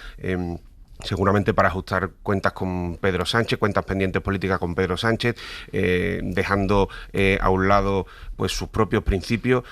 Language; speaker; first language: Spanish; native; Spanish